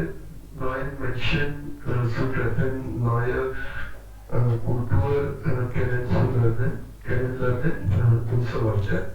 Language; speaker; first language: German; non-native, learner; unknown